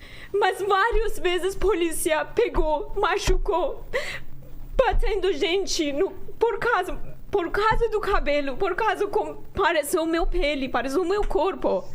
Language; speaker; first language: Portuguese; non-native, learner; Persian